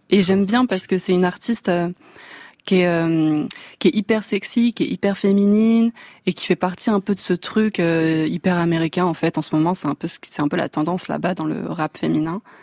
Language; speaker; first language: French; native; French